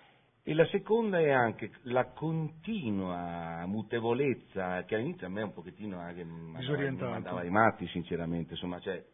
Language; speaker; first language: Italian; native; Italian